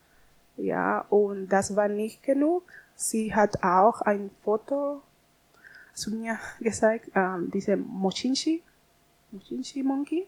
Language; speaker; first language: German; non-native, learner; Spanish